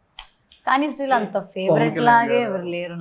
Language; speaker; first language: Telugu; non-native, learner; Malayalam